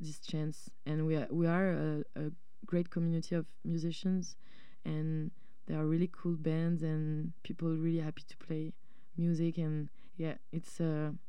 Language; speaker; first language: English; non-native, fluent; French